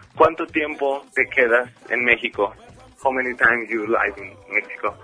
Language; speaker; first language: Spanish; native; Spanish